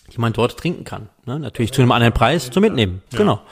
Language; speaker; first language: German; native; German